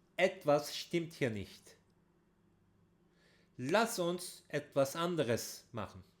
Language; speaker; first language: German; non-native, fluent; Turkish